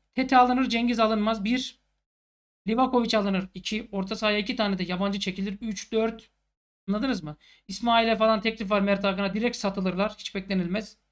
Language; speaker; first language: Turkish; native; Turkish